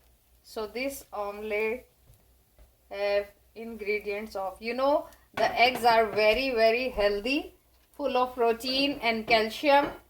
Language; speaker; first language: English; non-native, learner; Hindi